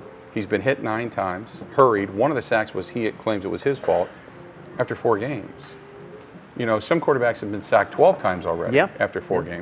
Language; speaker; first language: English; native; English